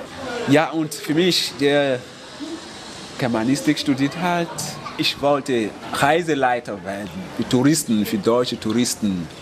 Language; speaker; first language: German; non-native, fluent; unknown